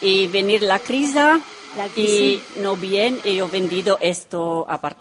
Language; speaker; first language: Spanish; non-native, learner; Romanian